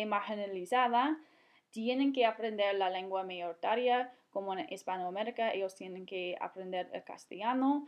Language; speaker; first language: Spanish; non-native, fluent; English